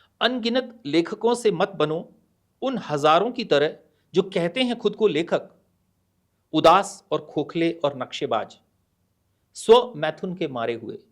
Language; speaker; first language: Hindi; native; Hindi